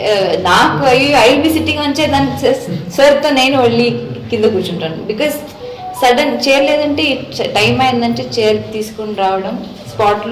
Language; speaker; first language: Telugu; non-native, local second language; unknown